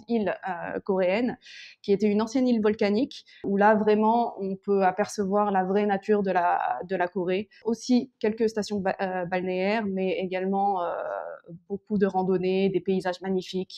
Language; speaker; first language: French; early bilingual, other home language; Korean